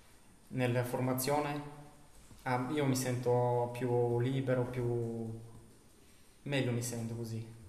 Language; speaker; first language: Italian; non-native, learner; Bulgarian